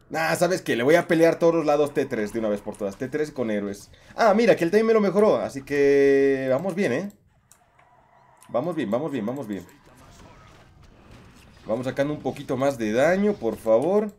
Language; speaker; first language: Spanish; native; Spanish